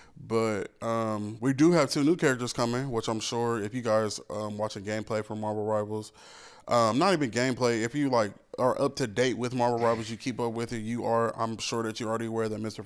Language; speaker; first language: English; native; English